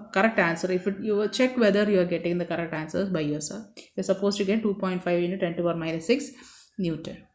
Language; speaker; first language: English; non-native, local second language; Malayalam